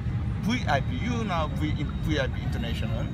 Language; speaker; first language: English; non-native, learner; Korean